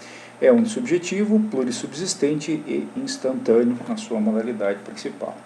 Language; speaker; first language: Portuguese; native; Portuguese